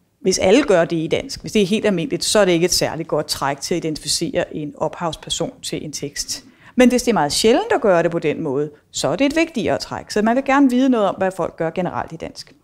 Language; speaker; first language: Danish; native; Danish